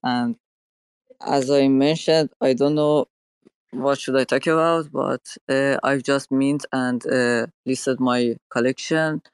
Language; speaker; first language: English; non-native, learner; Persian